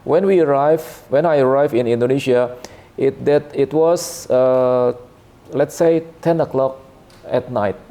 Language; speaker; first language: English; non-native, learner; Indonesian